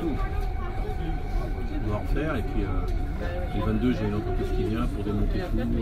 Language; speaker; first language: French; native; French